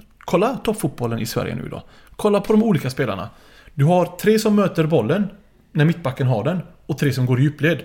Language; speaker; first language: Swedish; early bilingual, other home language; Arabic